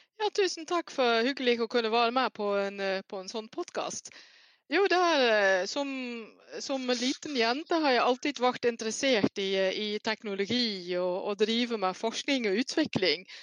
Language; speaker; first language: Norwegian; non-native, fluent; Dutch